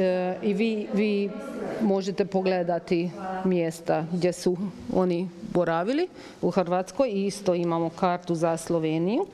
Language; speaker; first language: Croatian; non-native, fluent; Hungarian